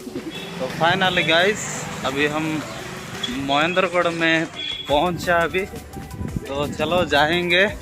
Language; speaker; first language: Hindi; non-native, local second language; Odia